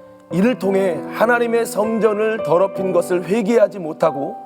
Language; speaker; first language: Korean; native; Korean